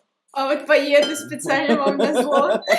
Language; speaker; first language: Russian; native; Russian